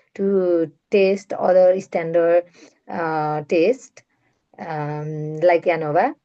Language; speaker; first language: English; non-native, fluent; Nepali